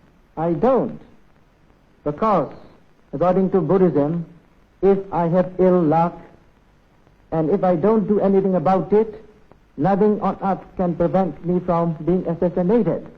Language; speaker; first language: English; non-native, local second language; Burmese